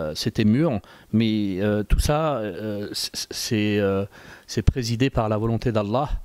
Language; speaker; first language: French; native; French